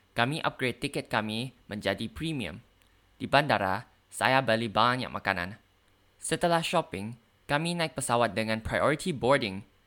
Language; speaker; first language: Indonesian; non-native, learner; Thai